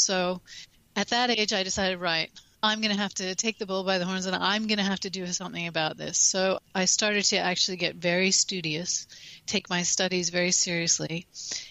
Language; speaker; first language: English; native; English